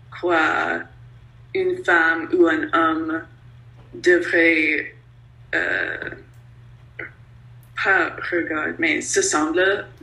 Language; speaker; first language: French; non-native, learner; English